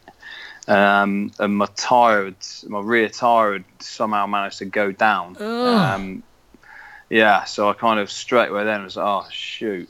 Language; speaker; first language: English; native; English